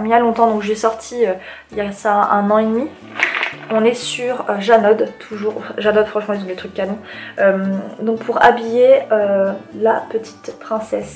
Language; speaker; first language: French; native; French